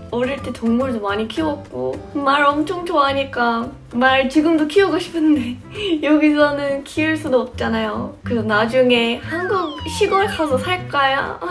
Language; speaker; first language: Korean; non-native, fluent; English